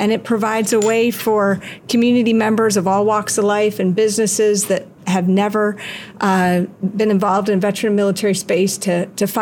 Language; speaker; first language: English; native; English